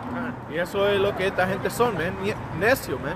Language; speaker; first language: Spanish; early bilingual, heritage; Spanish